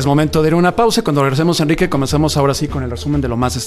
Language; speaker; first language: Spanish; native; Spanish